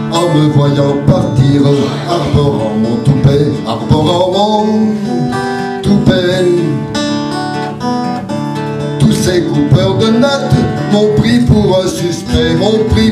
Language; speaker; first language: French; native; French